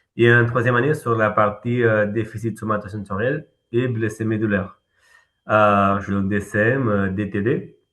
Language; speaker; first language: French; non-native, fluent; Spanish